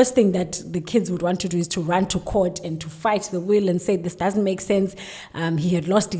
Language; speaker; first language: English; non-native, local second language; Xhosa